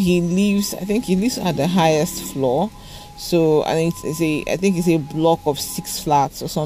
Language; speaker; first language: English; non-native, local second language; Igbo